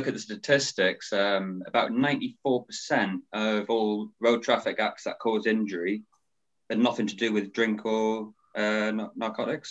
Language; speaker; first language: English; native; English